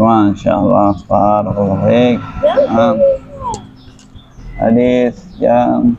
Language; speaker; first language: Indonesian; native; Indonesian